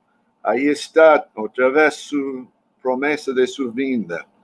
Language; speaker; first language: Spanish; non-native, fluent; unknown